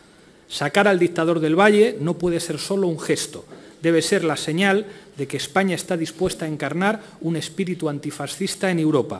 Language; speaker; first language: Spanish; native; Spanish